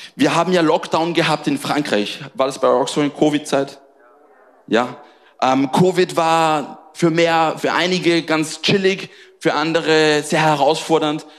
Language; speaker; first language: German; native; German